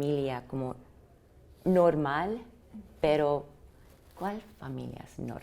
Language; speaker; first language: Spanish; early bilingual, heritage; English